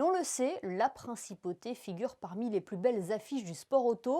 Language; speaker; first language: French; native; French